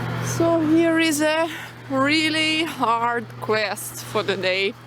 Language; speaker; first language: English; non-native, local second language; Russian